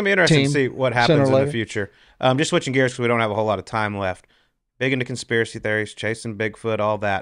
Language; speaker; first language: English; native; English